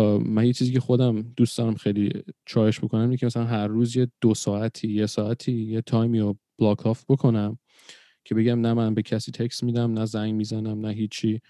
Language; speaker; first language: Persian; early bilingual, other home language; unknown